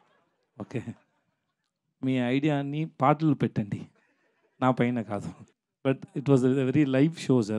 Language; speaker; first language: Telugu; non-native, learner; Tamil